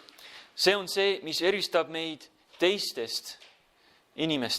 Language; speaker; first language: Estonian; non-native, fluent; English